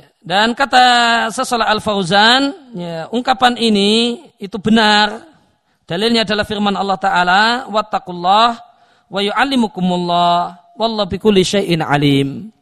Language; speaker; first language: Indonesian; native; Indonesian